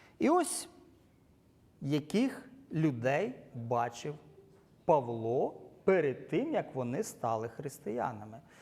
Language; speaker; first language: Ukrainian; non-native, local second language; Russian